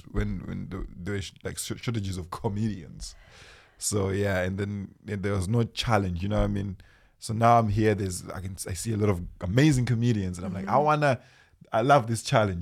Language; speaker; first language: English; non-native, local second language; Shona